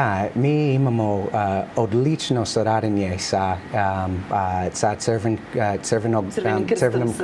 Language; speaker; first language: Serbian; non-native, learner; English